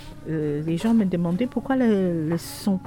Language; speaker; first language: French; non-native, fluent; English